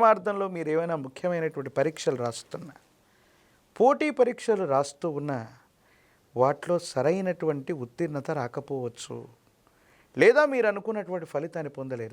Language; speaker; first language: Telugu; native; Telugu